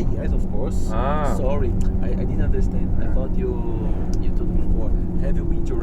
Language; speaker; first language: English; non-native, fluent; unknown